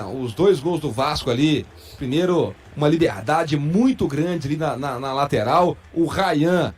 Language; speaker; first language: Portuguese; native; Portuguese